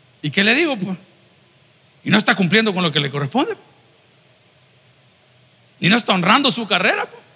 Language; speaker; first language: Spanish; native; Spanish